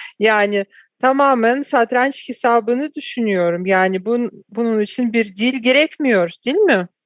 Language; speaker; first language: Turkish; non-native, fluent; Russian